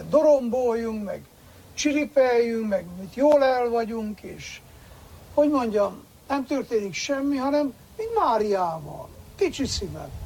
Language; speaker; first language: Hungarian; native; Hungarian